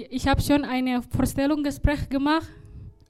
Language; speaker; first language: German; non-native, learner; Indonesian